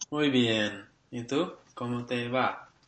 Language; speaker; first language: Spanish; non-native, learner; English